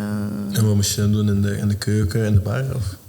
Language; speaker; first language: Dutch; native; Dutch